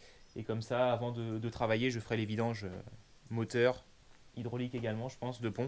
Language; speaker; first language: French; native; French